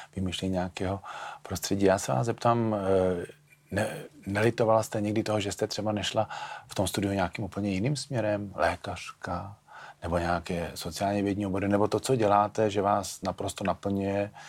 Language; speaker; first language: Czech; native; Czech